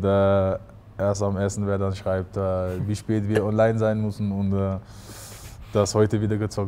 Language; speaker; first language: German; non-native, fluent; Dutch